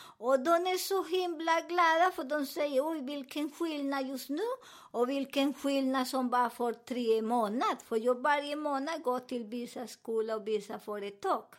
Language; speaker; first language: Swedish; non-native, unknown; Spanish